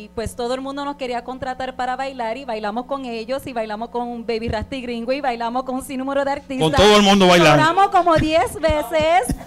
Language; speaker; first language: Spanish; native; Spanish